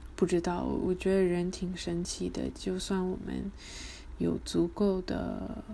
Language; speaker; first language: Chinese; early bilingual, other home language; English